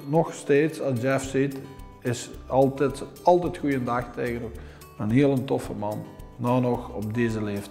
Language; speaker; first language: Dutch; native; Dutch